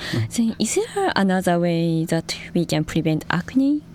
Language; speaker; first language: English; non-native, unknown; Japanese